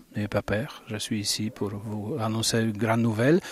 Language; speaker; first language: French; non-native, fluent; Italian